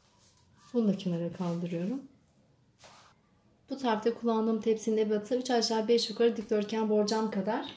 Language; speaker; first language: Turkish; native; Turkish